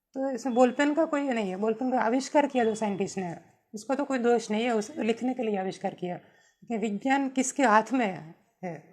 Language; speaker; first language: Hindi; non-native, local second language; Gujarati